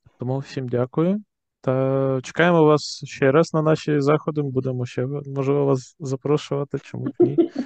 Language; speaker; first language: Ukrainian; native; Ukrainian